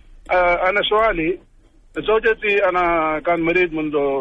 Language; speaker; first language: Arabic; non-native, learner; Urdu